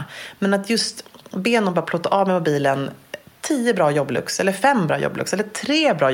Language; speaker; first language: Swedish; native; Swedish